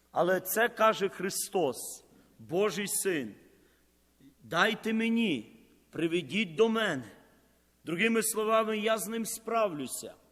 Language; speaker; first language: Ukrainian; native; Ukrainian